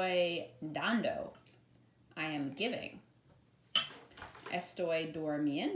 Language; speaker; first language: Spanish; non-native, learner; English